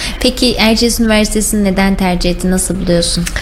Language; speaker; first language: Turkish; native; Turkish